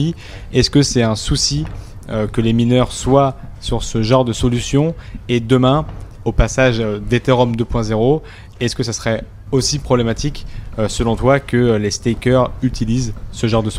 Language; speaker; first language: French; native; French